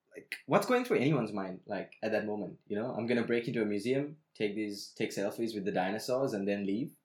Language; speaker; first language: English; non-native, local second language; Sinhala